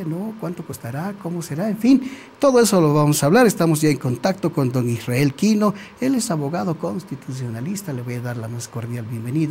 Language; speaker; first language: Spanish; native; Spanish